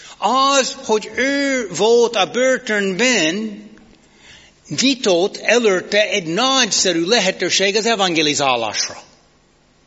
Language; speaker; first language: Hungarian; non-native, fluent; English